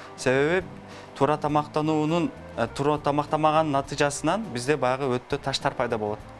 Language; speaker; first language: Kyrgyz; native; Kyrgyz